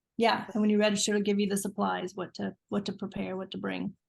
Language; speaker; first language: English; native; English